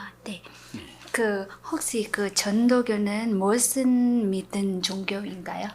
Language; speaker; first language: Korean; non-native, fluent; Vietnamese